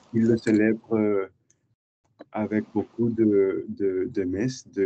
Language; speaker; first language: French; non-native, learner; English